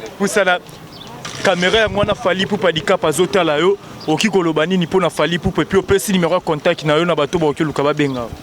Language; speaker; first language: Lingala; native; Lingala